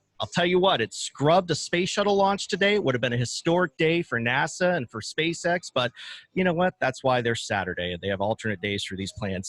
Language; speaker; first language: English; native; English